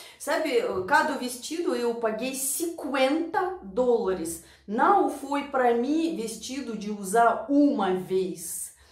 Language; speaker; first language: Portuguese; non-native, fluent; Russian